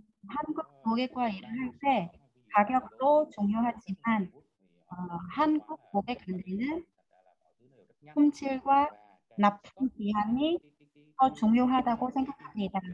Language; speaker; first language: Korean; non-native, fluent; Vietnamese